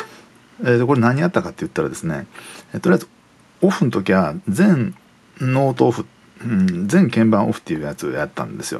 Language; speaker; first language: Japanese; native; Japanese